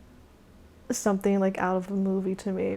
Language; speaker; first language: English; native; English